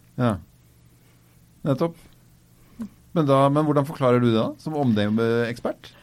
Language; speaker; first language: Norwegian; native; Norwegian